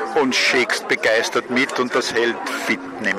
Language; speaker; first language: German; native; German